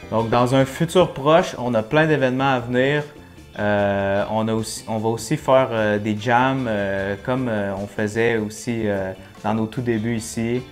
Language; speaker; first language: French; native; French